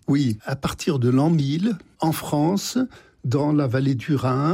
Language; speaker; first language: French; native; French